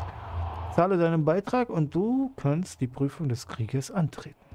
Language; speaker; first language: German; native; German